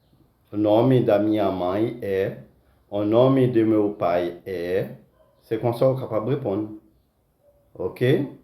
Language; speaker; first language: Portuguese; non-native, fluent; Haitian Creole